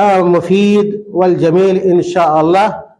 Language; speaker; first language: Arabic; non-native, fluent; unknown